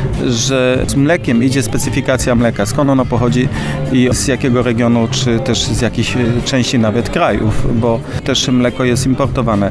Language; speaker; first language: Polish; native; Polish